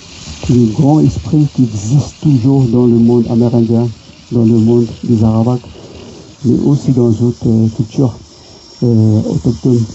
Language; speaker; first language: French; non-native, local second language; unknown